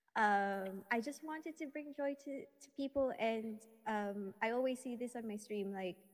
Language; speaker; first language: English; non-native, local second language; Filipino